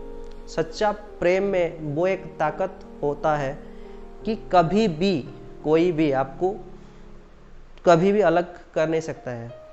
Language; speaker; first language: Hindi; non-native, local second language; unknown